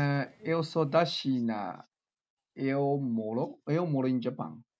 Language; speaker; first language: Portuguese; non-native, learner; Chinese